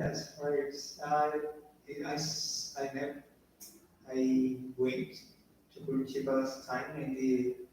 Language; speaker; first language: English; non-native, learner; Portuguese